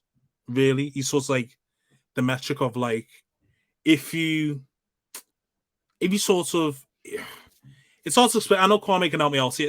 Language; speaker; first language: English; native; English